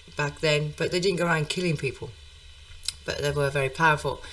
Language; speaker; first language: English; native; English